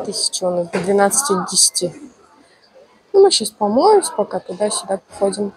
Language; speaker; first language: Russian; native; Russian